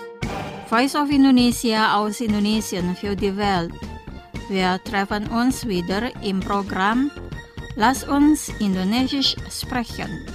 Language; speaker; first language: German; non-native, fluent; Indonesian